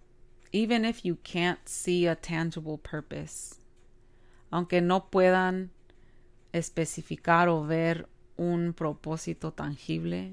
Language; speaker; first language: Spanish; early bilingual, heritage; Spanish